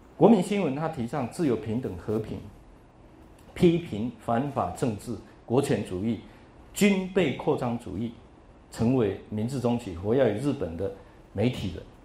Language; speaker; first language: Chinese; native; Chinese